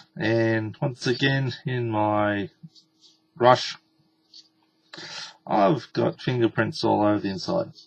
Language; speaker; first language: English; native; English